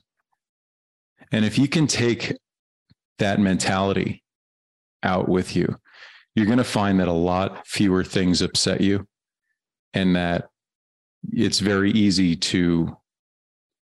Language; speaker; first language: English; native; English